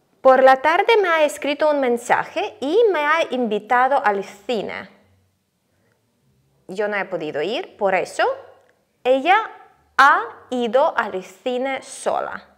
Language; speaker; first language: Spanish; non-native, fluent; Ukrainian